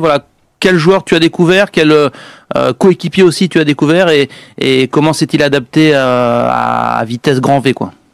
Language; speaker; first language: French; native; French